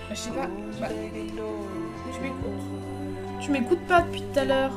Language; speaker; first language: French; native; French